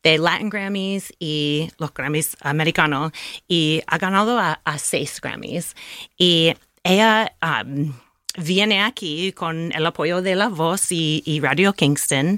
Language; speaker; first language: Spanish; non-native, learner; English